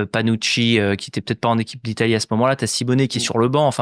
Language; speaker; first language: French; native; French